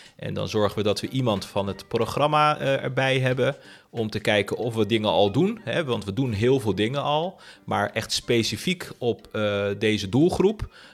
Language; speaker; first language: Dutch; early bilingual, other home language; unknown